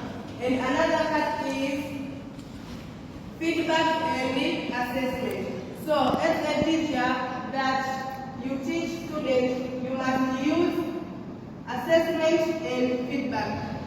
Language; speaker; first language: English; non-native, local second language; Swahili